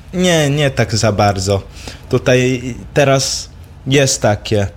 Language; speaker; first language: Polish; early bilingual, heritage; English